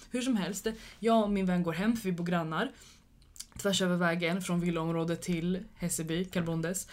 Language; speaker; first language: Swedish; early bilingual, other home language; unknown